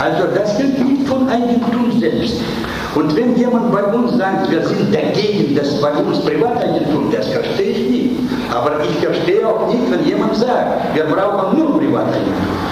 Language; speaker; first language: German; non-native, fluent; Russian